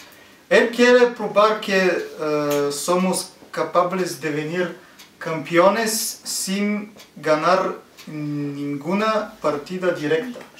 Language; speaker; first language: Spanish; non-native, learner; Bulgarian